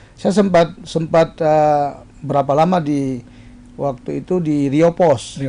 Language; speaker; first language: Indonesian; non-native, local second language; Achinese